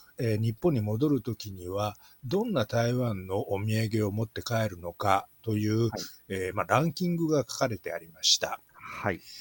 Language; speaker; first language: Japanese; native; Japanese